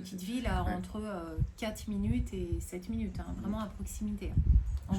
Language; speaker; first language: French; native; French